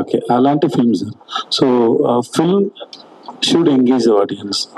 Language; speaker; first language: Telugu; non-native, learner; Tamil